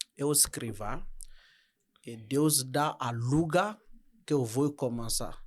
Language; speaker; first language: Portuguese; non-native, learner; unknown